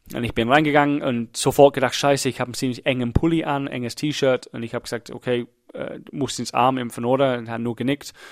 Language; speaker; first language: German; non-native, fluent; English